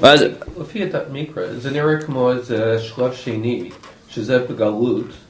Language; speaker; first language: Hebrew; non-native, learner; English